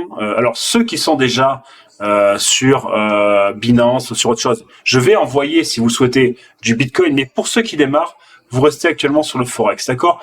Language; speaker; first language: French; native; French